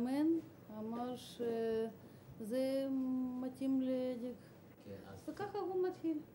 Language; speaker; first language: Hebrew; non-native, learner; Russian